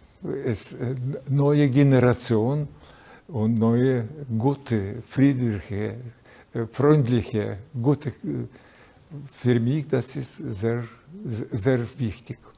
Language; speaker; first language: German; non-native, learner; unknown